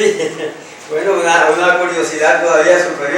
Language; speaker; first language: Spanish; native; Spanish